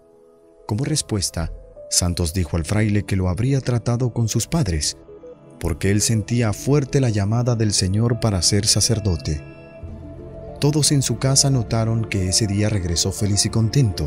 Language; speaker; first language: Spanish; native; Spanish